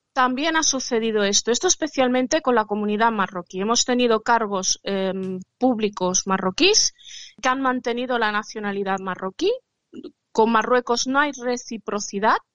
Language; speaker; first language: Spanish; early bilingual, other home language; Arabic